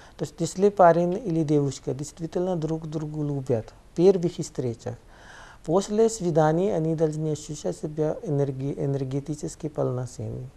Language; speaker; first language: Russian; non-native, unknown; Punjabi